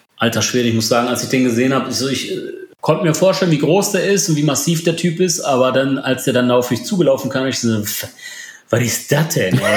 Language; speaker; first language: German; early bilingual, other home language; Polish